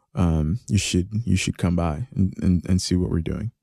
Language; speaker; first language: English; early bilingual, other home language; Greek